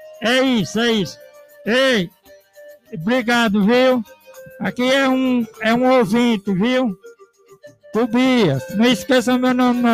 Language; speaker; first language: Portuguese; native; Portuguese